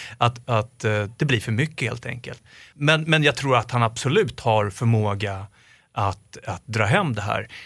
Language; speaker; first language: Swedish; native; Swedish